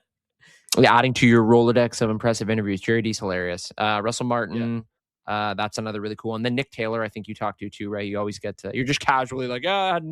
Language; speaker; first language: English; native; English